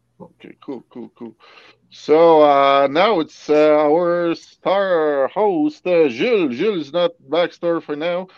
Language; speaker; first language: English; non-native, local second language; French